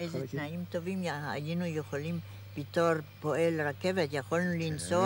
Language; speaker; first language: Hebrew; non-native, fluent; German